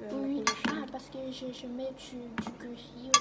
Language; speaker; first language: French; non-native, learner; Vietnamese